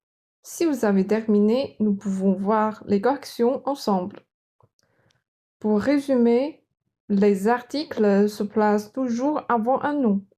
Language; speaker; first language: French; non-native, fluent; Chinese